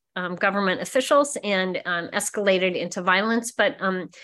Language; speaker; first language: English; native; English